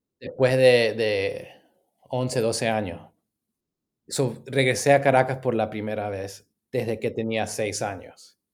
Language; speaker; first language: Spanish; early bilingual, heritage; Spanish